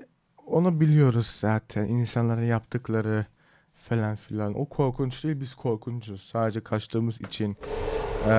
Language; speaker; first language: Turkish; early bilingual, heritage; Turkish